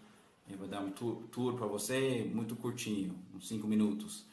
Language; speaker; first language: Portuguese; non-native, learner; English